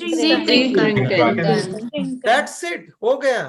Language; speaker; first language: German; non-native, fluent; Hindi